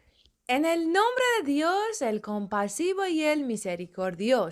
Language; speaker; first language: Spanish; non-native, fluent; Persian